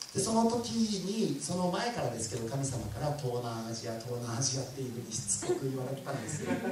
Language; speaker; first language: Japanese; native; Japanese